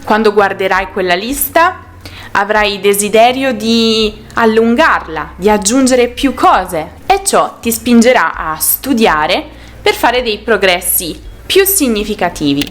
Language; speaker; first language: Italian; native; Italian